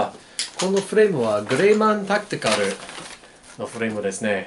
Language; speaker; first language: Japanese; non-native, learner; English